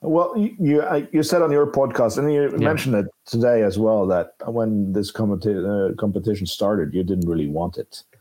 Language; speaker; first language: English; non-native, fluent; Norwegian